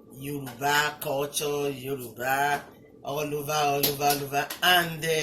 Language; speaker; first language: English; non-native, local second language; Yoruba